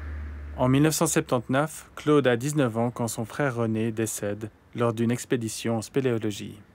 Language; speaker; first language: French; native; French